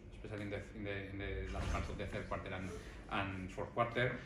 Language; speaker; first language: English; non-native, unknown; Spanish